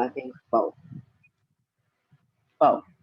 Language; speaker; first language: English; non-native, learner; Vietnamese